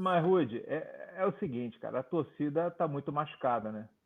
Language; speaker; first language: Portuguese; native; Portuguese